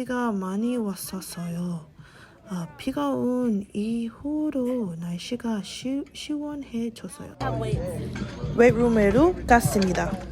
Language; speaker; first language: Korean; non-native, learner; English